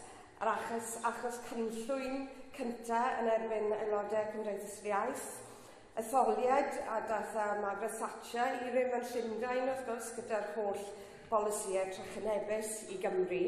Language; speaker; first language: Welsh; non-native, local second language; English